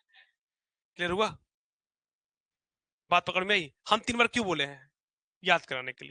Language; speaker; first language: Hindi; native; Hindi